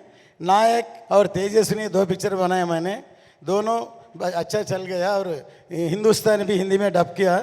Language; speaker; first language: Hindi; non-native, local second language; Telugu